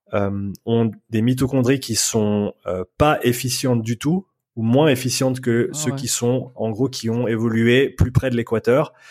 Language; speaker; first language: French; native; French